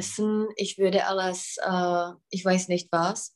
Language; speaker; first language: German; non-native, fluent; Czech